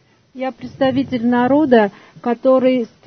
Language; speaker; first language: Russian; non-native, fluent; Armenian